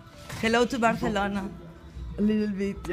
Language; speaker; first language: English; non-native, learner; Portuguese